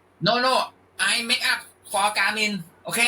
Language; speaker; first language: English; non-native, learner; Thai